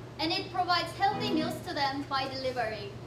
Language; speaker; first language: English; non-native, learner; Korean